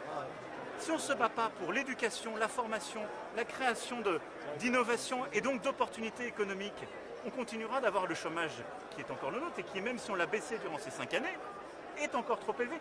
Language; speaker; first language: French; native; French